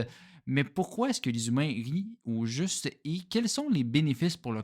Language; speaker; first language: French; native; French